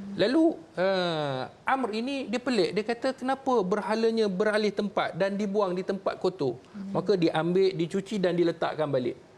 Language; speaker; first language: Malay; native; Malay